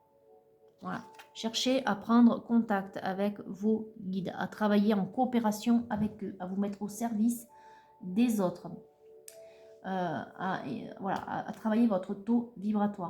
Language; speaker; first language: French; native; French